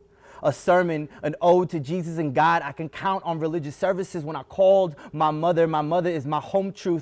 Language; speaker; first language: English; early bilingual, other home language; Spanish